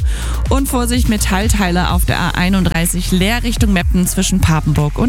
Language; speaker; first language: German; native; German